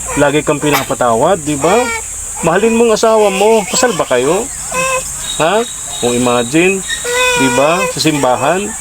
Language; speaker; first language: Filipino; native; Filipino